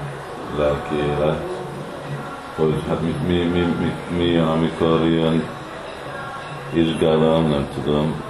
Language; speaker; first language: Hungarian; early bilingual, heritage; Hungarian